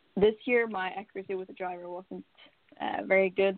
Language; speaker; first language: English; non-native, fluent; Swedish